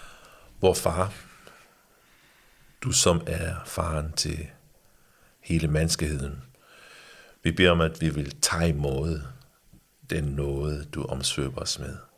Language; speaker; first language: Danish; early bilingual, other home language; English